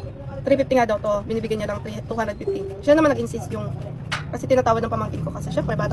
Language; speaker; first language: Filipino; native; Filipino